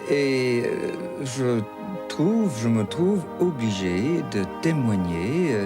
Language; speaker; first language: French; non-native, fluent; English